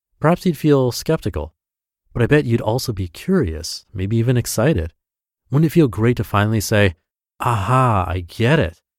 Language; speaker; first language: English; native; English